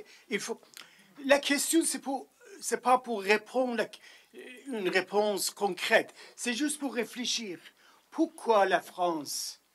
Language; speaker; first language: French; non-native, fluent; Persian